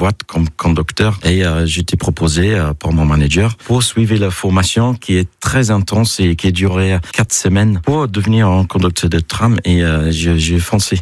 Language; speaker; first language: French; non-native, fluent; English